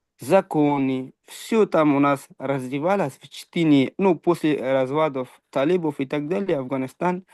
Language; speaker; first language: Russian; non-native, fluent; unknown